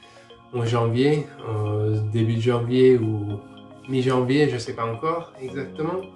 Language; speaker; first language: French; non-native, fluent; Hungarian